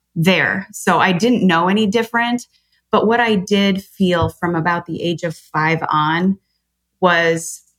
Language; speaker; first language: English; native; English